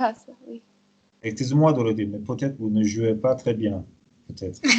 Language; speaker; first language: French; non-native, fluent; Persian